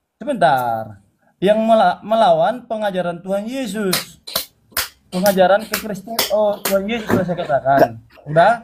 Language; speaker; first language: Indonesian; non-native, local second language; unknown